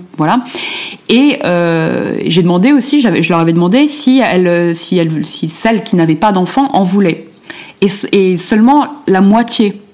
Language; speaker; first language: French; early bilingual, other home language; German